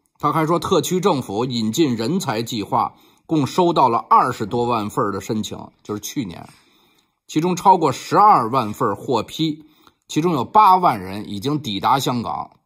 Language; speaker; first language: Chinese; native; Chinese